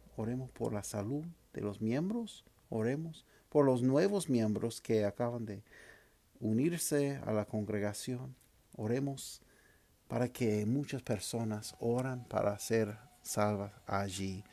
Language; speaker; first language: Spanish; non-native, fluent; English